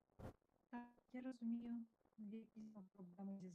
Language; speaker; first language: Ukrainian; native; Ukrainian